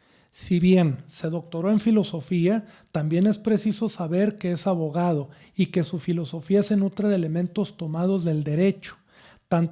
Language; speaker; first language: Spanish; native; Spanish